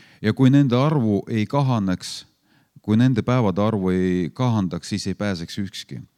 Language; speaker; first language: Estonian; non-native, fluent; Lithuanian